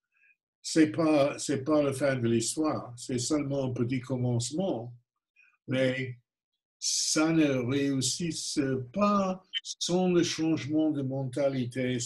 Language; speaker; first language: French; non-native, fluent; English